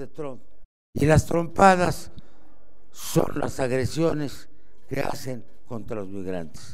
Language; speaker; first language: Spanish; native; Spanish